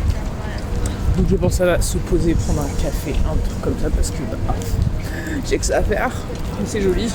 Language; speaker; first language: French; native; French